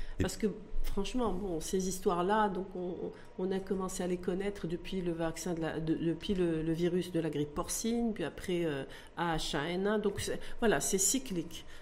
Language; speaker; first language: French; non-native, local second language; Arabic